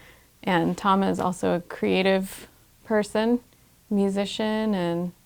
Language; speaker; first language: English; native; English